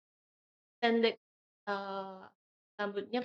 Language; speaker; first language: Indonesian; non-native, learner; Japanese